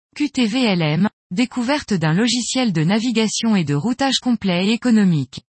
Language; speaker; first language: French; native; French